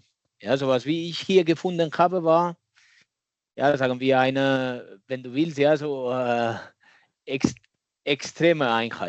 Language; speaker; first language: German; non-native, fluent; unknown